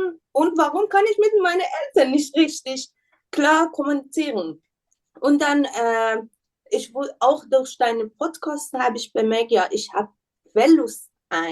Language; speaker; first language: German; non-native, learner; Persian